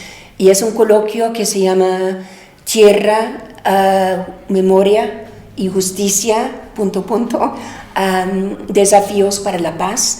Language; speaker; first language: Spanish; non-native, fluent; English